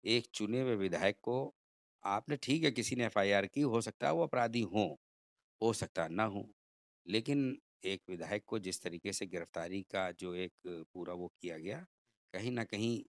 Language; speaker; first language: Hindi; native; Hindi